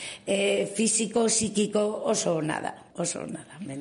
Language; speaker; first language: Basque; non-native, local second language; Spanish